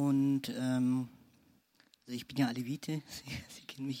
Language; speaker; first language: German; non-native, fluent; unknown